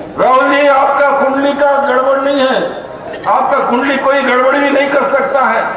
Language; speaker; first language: Hindi; non-native, local second language; Kannada